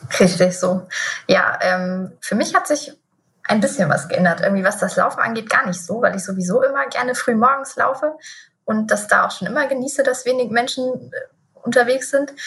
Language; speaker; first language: German; native; German